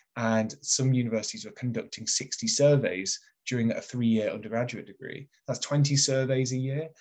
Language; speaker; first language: English; native; English